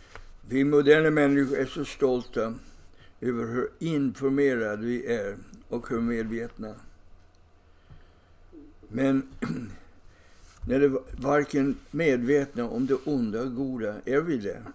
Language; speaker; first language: Swedish; non-native, fluent; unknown